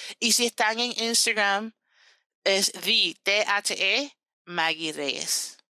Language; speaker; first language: Spanish; early bilingual, heritage; Spanish